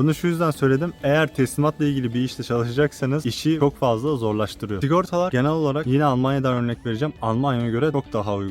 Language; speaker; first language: Turkish; native; Turkish